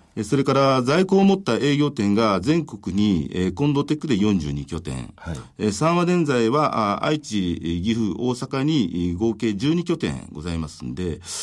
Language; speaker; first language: Japanese; native; Japanese